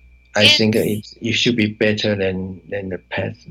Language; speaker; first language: English; non-native, learner; Chinese